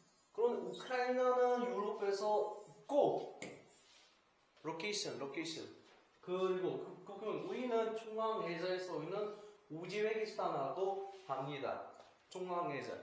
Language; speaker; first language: Korean; non-native, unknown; Uzbek